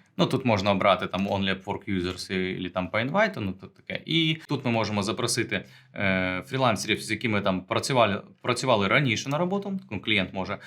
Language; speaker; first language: Ukrainian; native; Ukrainian